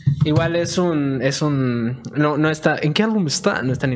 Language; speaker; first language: Spanish; native; Spanish